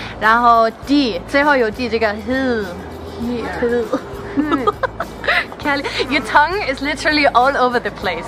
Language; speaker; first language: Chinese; non-native, fluent; Danish